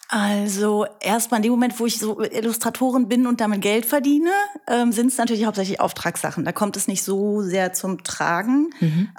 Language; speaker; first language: German; native; German